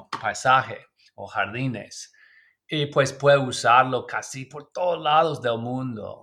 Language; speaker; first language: Spanish; non-native, learner; English